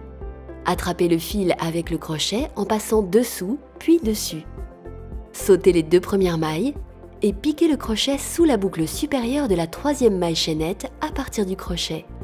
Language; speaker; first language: French; native; French